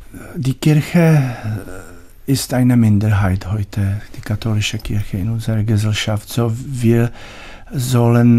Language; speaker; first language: German; non-native, learner; Czech